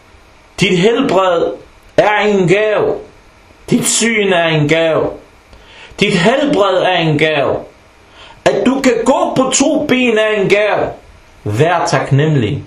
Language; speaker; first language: Danish; non-native, local second language; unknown